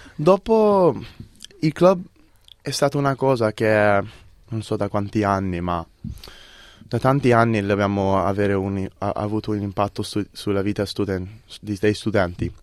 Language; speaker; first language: Italian; early bilingual, heritage; English